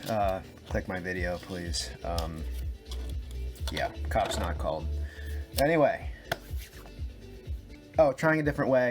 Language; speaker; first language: English; native; English